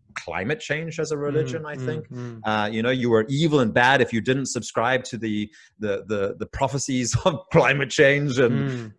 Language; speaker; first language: English; native; English